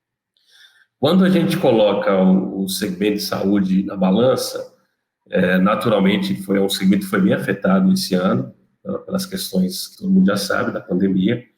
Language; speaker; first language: Portuguese; native; Portuguese